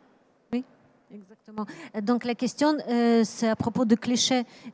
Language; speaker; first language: French; non-native, learner; Ukrainian